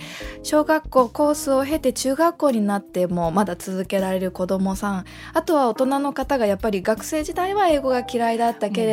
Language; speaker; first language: Japanese; native; Japanese